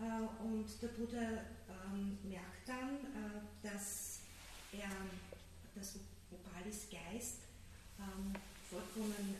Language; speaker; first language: German; native; German